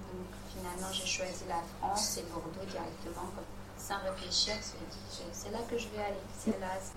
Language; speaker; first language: French; non-native, fluent; Romanian